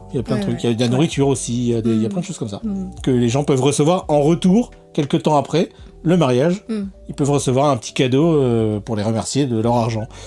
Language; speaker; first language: French; native; French